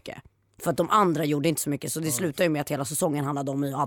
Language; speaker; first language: Swedish; native; Swedish